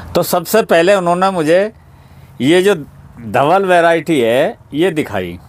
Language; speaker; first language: Hindi; native; Hindi